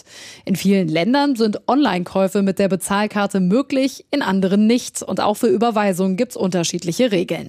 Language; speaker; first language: German; native; German